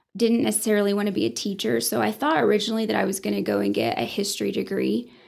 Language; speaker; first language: English; native; English